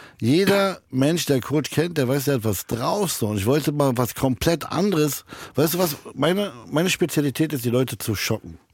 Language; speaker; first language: German; early bilingual, other home language; Arabic